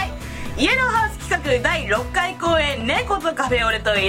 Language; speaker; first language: Japanese; native; Japanese